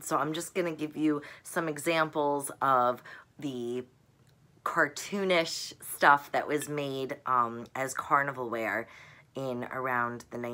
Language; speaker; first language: English; native; English